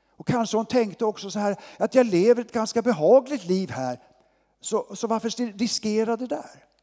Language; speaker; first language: Swedish; native; Swedish